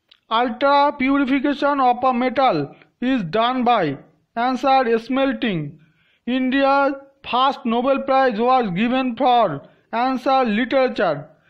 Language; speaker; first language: English; non-native, local second language; Bangla